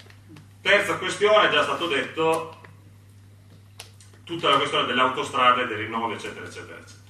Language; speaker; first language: Italian; native; Italian